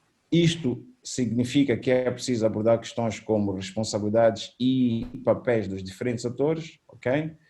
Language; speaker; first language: Portuguese; native; Portuguese